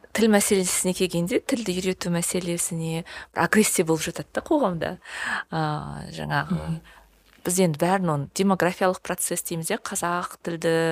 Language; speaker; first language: Kazakh; native; Kazakh